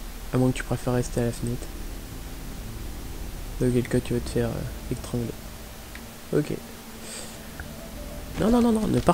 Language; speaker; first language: French; native; French